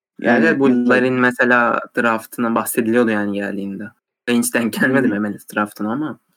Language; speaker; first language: Turkish; native; Turkish